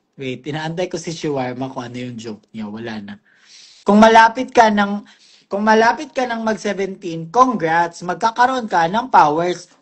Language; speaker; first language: Filipino; non-native, local second language; Cebuano